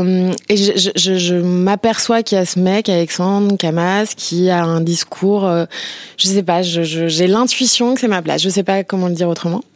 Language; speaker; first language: French; native; French